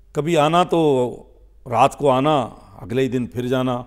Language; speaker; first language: Hindi; native; Hindi